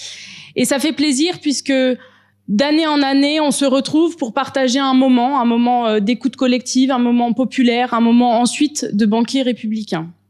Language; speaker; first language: French; native; French